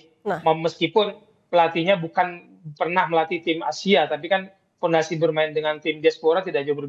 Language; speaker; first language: Indonesian; native; Indonesian